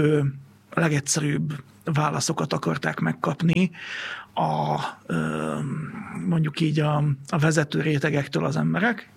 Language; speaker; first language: Hungarian; native; Hungarian